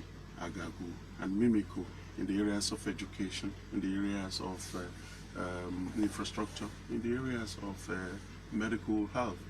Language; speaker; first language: English; non-native, local second language; Yoruba